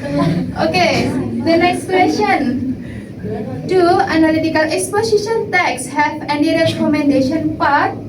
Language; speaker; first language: English; non-native, learner; Indonesian